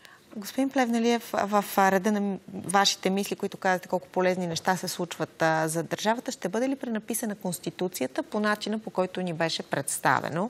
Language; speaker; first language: Bulgarian; native; Bulgarian